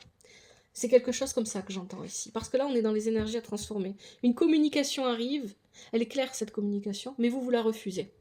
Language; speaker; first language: French; native; French